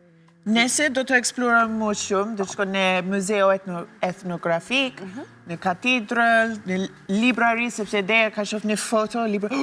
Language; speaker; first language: Albanian; non-native, learner; English